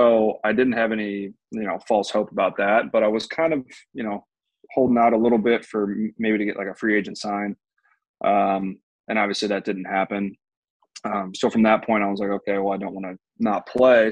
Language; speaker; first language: English; native; English